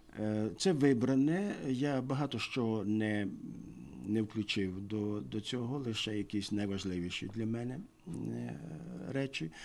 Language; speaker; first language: Ukrainian; native; Ukrainian